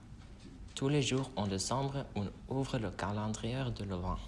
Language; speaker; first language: French; non-native, learner; Norwegian